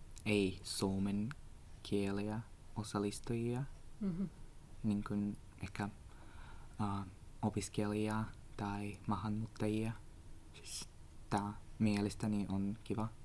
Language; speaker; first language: Finnish; non-native, learner; Russian